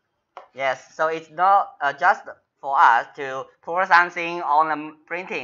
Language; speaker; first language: English; non-native, fluent; Chinese